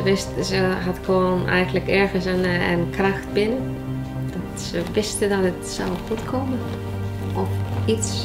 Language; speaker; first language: Dutch; non-native, fluent; Icelandic